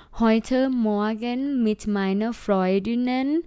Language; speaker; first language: German; non-native, fluent; Thai